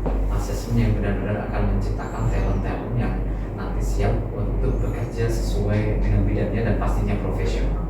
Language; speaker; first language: Indonesian; non-native, local second language; Javanese